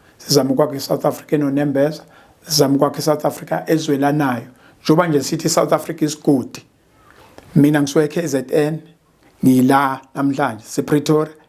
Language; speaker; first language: Zulu; native; Zulu